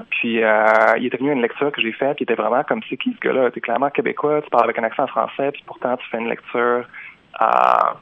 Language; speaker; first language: French; native; French